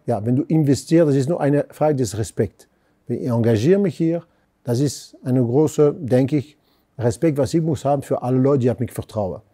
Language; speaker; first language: German; non-native, fluent; French